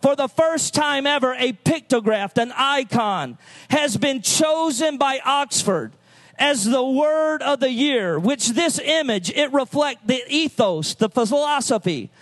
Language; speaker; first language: English; native; English